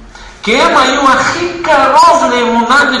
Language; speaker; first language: Hebrew; non-native, fluent; Russian